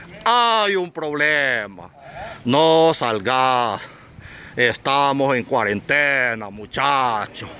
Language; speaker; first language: Spanish; native; Spanish